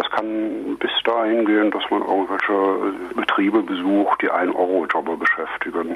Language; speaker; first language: German; native; German